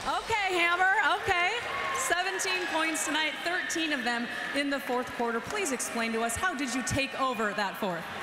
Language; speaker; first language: English; native; English